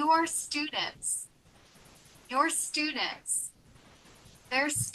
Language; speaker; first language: English; non-native, learner; Haitian Creole